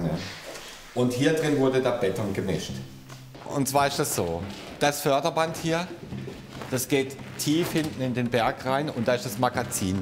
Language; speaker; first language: German; native; German